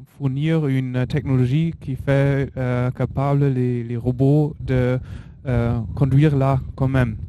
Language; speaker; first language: French; non-native, learner; German